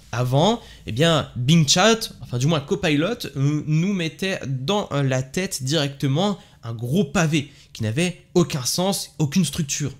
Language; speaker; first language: French; native; French